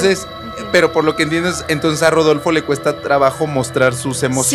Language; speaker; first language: Spanish; native; Spanish